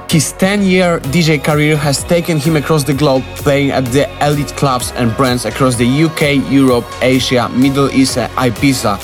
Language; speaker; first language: English; non-native, fluent; Polish